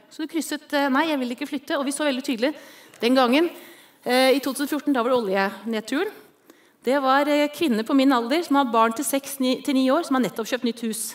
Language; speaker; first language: Norwegian; native; Norwegian